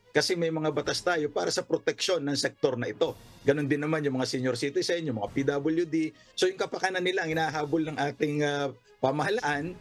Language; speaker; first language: Filipino; non-native, local second language; Bikol